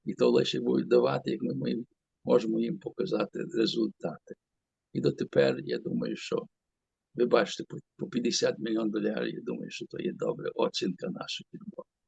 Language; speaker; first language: Ukrainian; early bilingual, heritage; Ukrainian